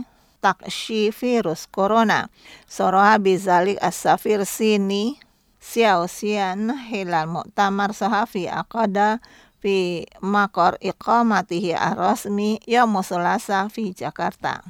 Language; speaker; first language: Arabic; non-native, fluent; Indonesian